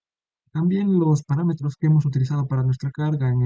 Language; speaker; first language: Spanish; native; Spanish